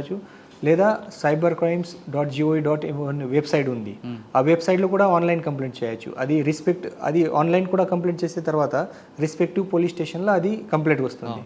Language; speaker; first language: Telugu; non-native, learner; Marathi